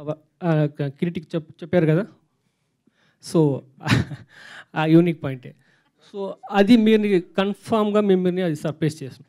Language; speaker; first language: Telugu; non-native, fluent; Tamil